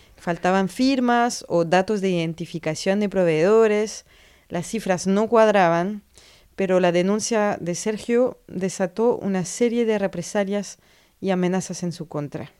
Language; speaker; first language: Spanish; non-native, fluent; French